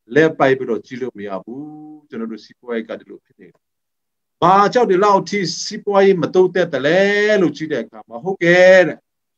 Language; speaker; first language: Burmese; non-native, local second language; Hakha Chin